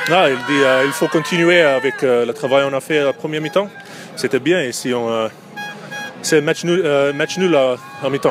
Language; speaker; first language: French; non-native, learner; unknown